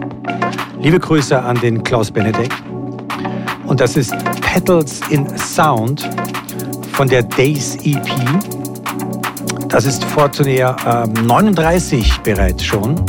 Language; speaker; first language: German; native; German